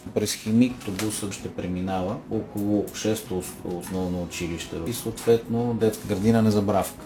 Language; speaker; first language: Bulgarian; native; Bulgarian